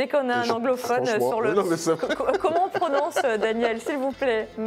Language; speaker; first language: French; native; French